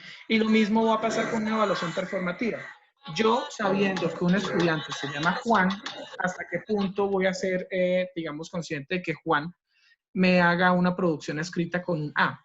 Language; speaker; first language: Spanish; native; Spanish